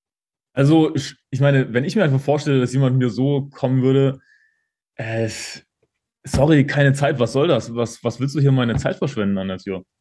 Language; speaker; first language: German; native; German